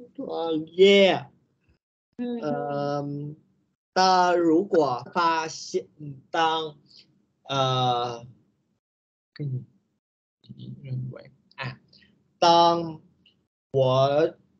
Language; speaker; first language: Chinese; non-native, learner; Vietnamese